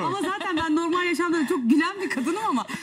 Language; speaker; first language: Turkish; native; Turkish